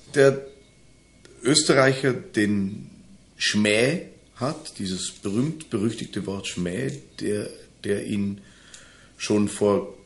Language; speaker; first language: German; native; German